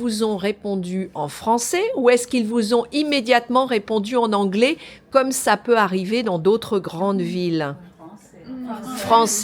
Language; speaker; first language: French; native; French